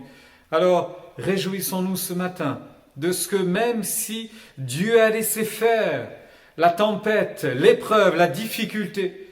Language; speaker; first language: French; native; French